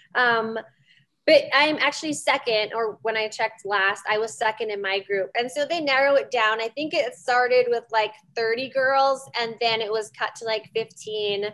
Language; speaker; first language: English; native; English